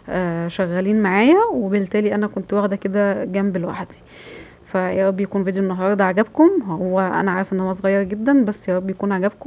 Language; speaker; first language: Arabic; native; Arabic